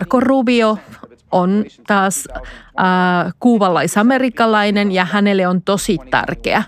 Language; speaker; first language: Finnish; non-native, fluent; Spanish